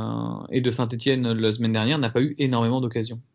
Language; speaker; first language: French; native; French